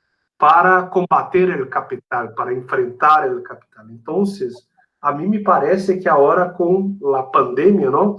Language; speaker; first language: Spanish; non-native, fluent; Portuguese